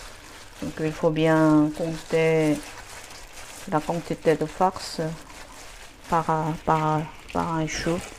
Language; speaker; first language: French; non-native, fluent; Korean